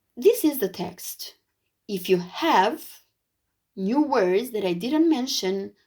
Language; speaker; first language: English; non-native, fluent; Albanian